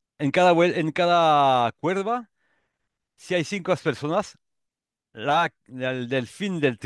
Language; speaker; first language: Spanish; non-native, learner; French